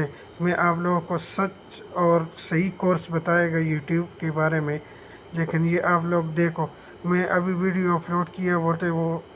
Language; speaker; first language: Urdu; non-native, local second language; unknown